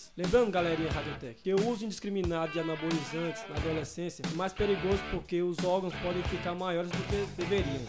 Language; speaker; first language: Portuguese; native; Portuguese